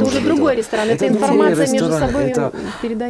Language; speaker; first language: Russian; native; Russian